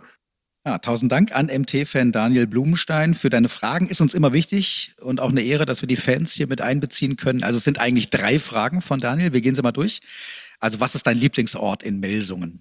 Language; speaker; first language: German; native; German